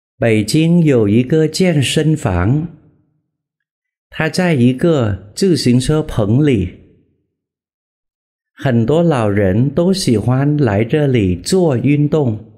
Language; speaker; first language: Chinese; non-native, fluent; Vietnamese